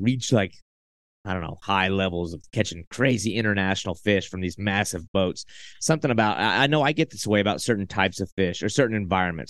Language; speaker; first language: English; native; English